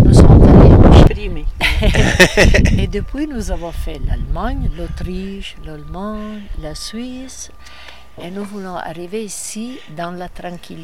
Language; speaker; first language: French; non-native, learner; Italian